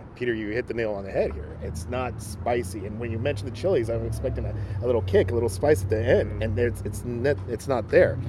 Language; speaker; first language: English; non-native, fluent; Spanish